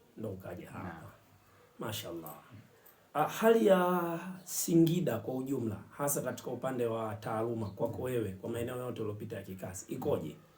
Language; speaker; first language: Swahili; native; Swahili